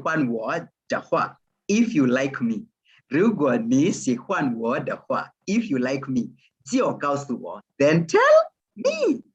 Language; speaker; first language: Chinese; non-native, fluent; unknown